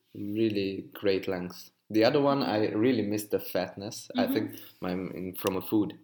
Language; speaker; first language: English; non-native, fluent; Hungarian